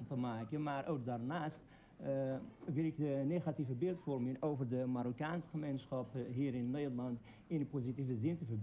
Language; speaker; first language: Dutch; non-native, fluent; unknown